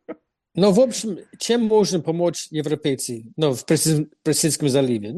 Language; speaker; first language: Russian; non-native, fluent; English